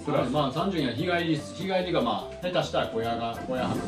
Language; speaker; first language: Japanese; native; Japanese